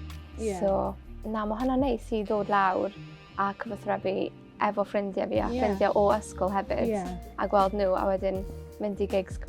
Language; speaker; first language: Welsh; non-native, local second language; English